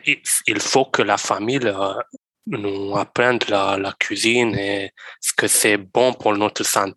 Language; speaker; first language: French; non-native, learner; Romanian